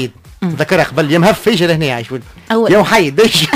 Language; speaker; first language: Arabic; native; Arabic